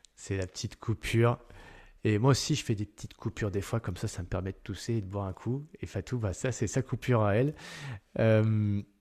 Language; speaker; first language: French; native; French